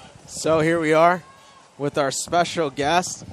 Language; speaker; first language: English; native; English